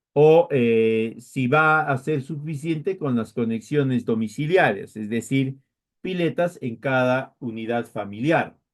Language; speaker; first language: Spanish; native; Spanish